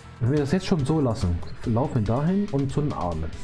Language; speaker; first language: German; native; German